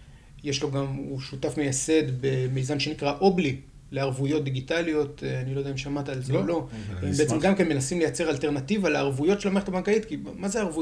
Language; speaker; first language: Hebrew; native; Hebrew